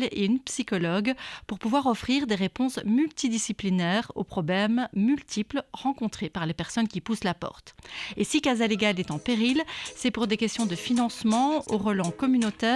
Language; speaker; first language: French; native; French